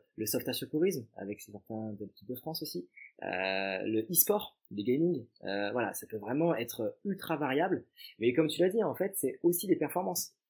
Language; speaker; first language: French; native; French